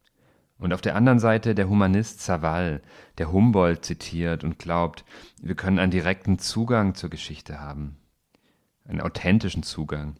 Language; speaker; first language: German; native; German